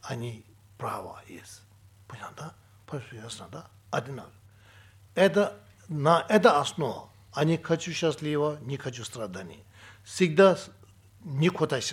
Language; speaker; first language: Russian; non-native, learner; Tibetan